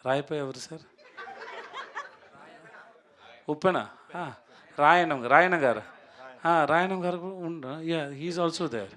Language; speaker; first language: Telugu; non-native, learner; Tamil